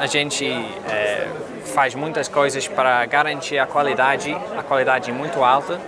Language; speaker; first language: Portuguese; non-native, fluent; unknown